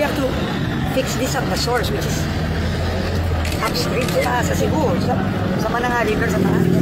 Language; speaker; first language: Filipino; non-native, local second language; Cebuano